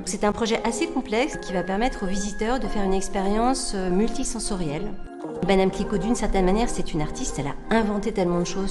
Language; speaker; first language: French; native; French